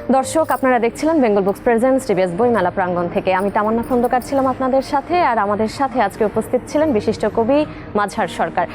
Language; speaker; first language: Bangla; native; Bangla